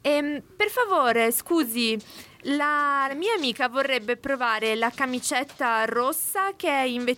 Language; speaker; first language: Italian; non-native, learner; English